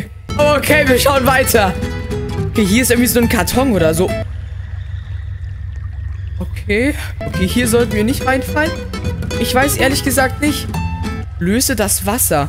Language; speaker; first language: German; native; German